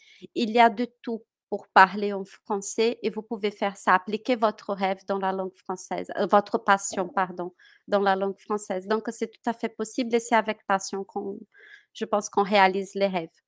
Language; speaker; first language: French; non-native, fluent; Portuguese